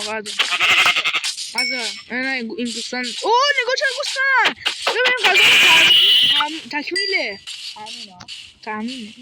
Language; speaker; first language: Persian; native; Persian